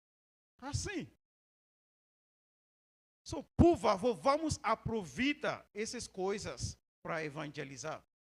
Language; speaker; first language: Portuguese; non-native, learner; Yoruba